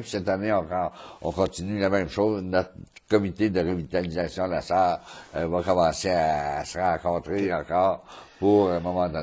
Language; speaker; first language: French; native; French